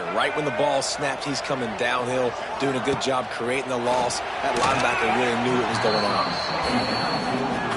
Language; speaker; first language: English; native; English